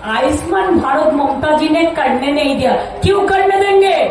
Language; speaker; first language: Hindi; non-native, local second language; Bangla